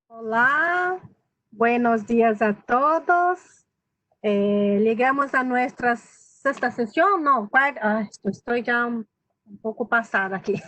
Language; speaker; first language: Spanish; non-native, fluent; Portuguese